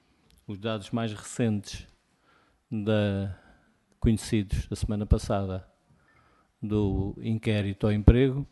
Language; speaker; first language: Portuguese; native; Portuguese